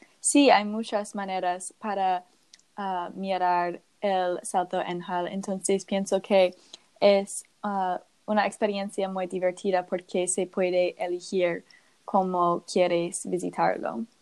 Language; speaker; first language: Spanish; non-native, learner; English